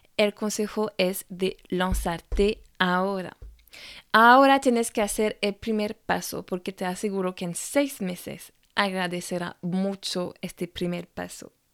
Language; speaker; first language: Spanish; non-native, fluent; French